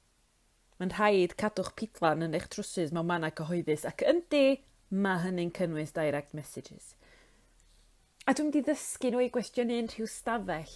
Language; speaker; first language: Welsh; native; Welsh